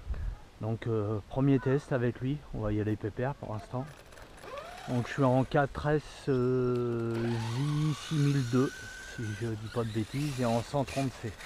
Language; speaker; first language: French; native; French